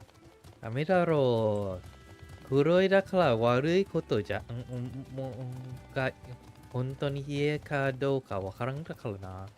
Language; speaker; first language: Japanese; non-native, fluent; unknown